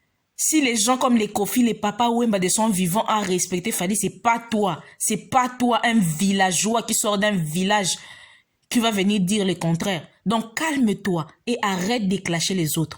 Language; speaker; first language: French; non-native, local second language; Lingala